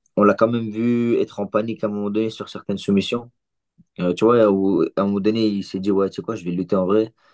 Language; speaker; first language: French; early bilingual, other home language; Chechen